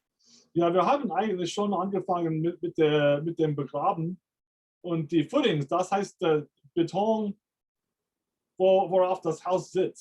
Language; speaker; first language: German; non-native, fluent; English